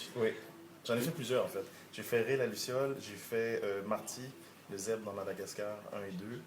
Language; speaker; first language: French; native; French